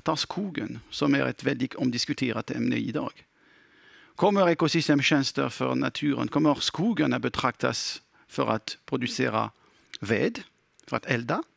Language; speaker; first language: Swedish; non-native, fluent; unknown